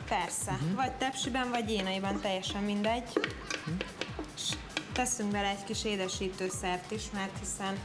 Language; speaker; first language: Hungarian; native; Hungarian